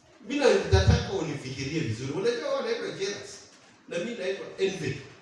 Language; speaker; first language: Swahili; non-native, local second language; Kamba